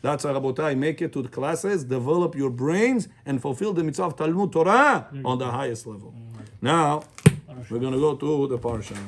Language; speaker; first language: English; non-native, fluent; Russian